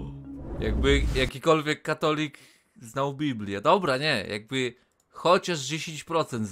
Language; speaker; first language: Polish; native; Polish